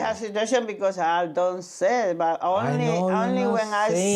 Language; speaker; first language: English; non-native, learner; Spanish